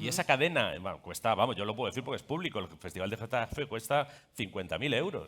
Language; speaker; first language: Spanish; native; Spanish